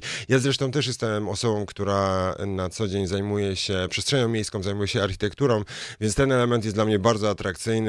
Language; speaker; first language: Polish; native; Polish